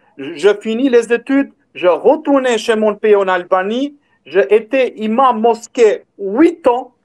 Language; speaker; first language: French; non-native, learner; Albanian